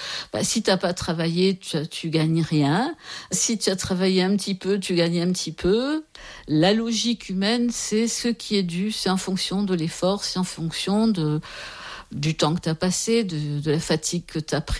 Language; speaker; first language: French; native; French